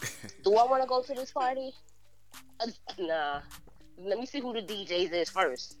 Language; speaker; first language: English; native; English